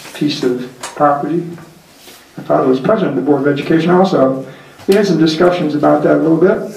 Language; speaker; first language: English; native; English